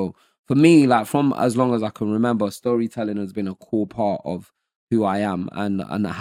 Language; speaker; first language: English; non-native, local second language; Yoruba